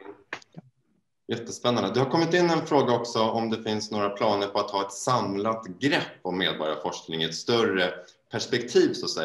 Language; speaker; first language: Swedish; native; Swedish